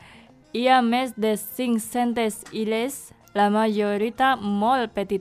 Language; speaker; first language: Catalan; non-native, learner; Indonesian